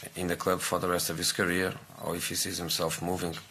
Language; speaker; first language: English; non-native, fluent; Portuguese